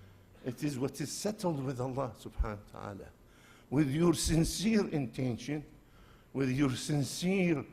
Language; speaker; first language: English; non-native, fluent; Arabic